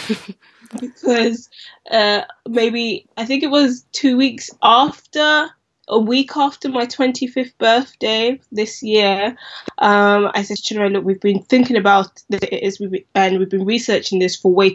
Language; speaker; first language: English; native; English